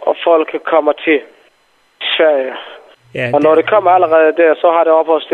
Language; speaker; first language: Danish; non-native, fluent; Somali